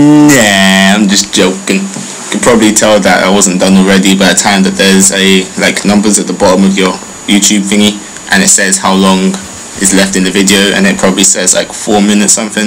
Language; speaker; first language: English; native; English